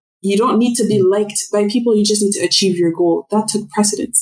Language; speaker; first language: English; non-native, fluent; French